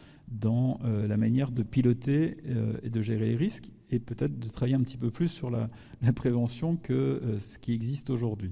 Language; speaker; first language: French; native; French